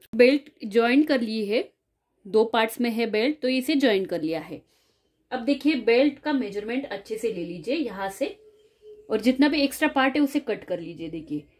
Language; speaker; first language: Hindi; non-native, local second language; Marathi